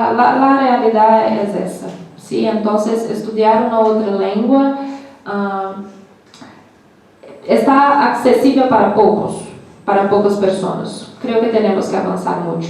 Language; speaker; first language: Spanish; non-native, learner; Portuguese